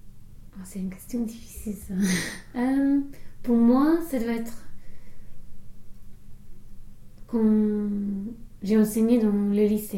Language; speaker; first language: French; non-native, fluent; English